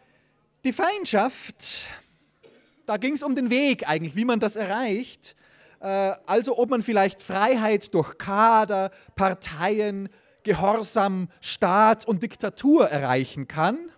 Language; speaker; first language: German; native; German